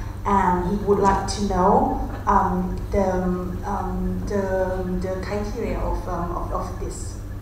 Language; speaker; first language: English; non-native, fluent; Thai